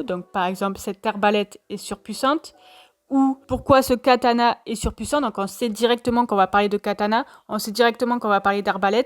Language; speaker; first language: French; native; French